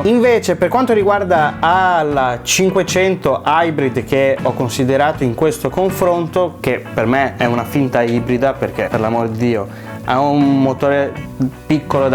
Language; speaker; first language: Italian; native; Italian